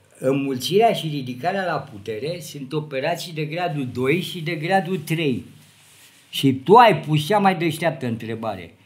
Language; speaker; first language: Romanian; native; Romanian